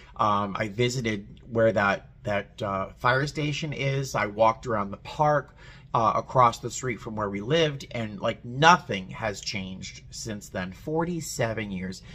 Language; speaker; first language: English; native; English